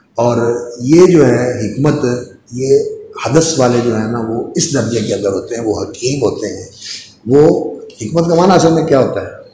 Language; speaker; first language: Urdu; non-native, local second language; Punjabi